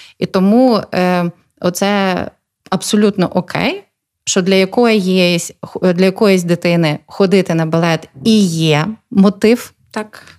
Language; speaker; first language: Ukrainian; native; Ukrainian